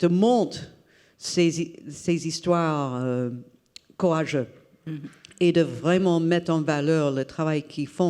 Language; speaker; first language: French; non-native, fluent; English